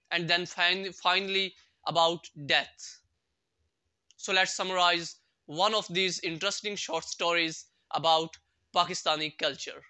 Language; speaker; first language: English; non-native, local second language; Urdu